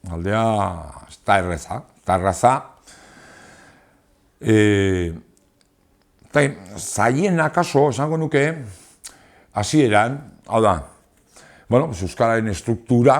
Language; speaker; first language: Basque; non-native, local second language; Spanish